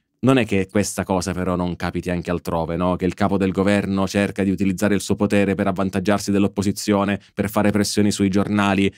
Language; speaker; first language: Italian; native; Italian